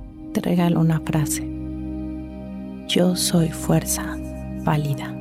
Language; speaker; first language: Spanish; native; Spanish